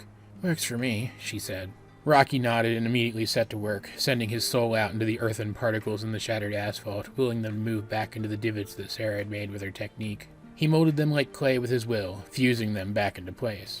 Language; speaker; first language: English; native; English